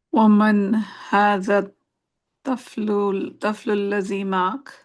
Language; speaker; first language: Arabic; non-native, learner; English